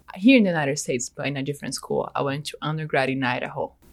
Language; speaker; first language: English; non-native, fluent; Portuguese